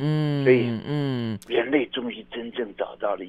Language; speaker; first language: Chinese; native; Chinese